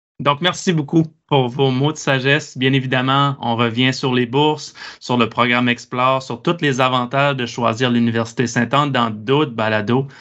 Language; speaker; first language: French; native; French